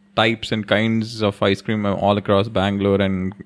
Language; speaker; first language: English; non-native, local second language; Hindi